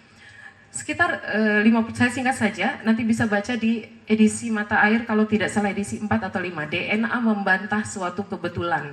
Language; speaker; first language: Indonesian; native; Indonesian